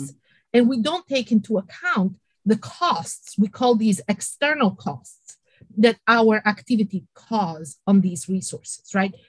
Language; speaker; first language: English; non-native, fluent; Italian